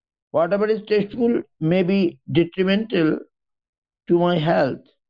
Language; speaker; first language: English; non-native, local second language; Bangla